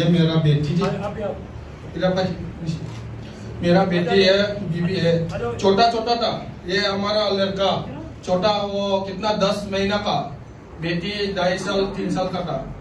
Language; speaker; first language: Hindi; non-native, local second language; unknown